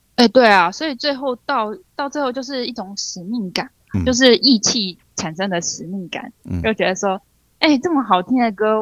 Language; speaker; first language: Chinese; native; Chinese